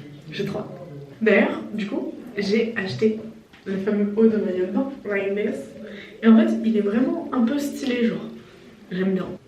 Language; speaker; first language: French; native; French